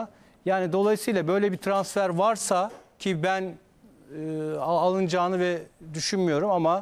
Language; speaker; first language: Turkish; native; Turkish